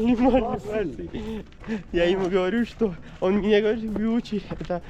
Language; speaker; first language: Russian; non-native, learner; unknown